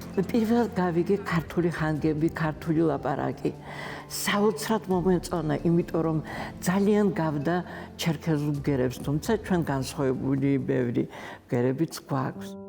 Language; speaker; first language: Georgian; non-native, fluent; Adyghe